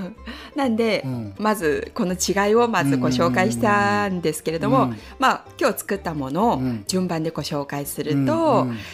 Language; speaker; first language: Japanese; non-native, fluent; Korean